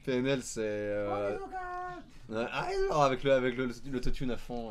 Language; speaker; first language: French; native; French